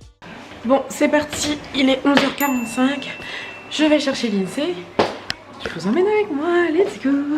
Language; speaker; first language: French; native; French